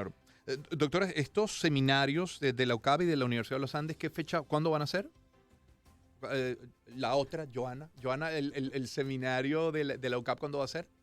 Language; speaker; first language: Spanish; native; Spanish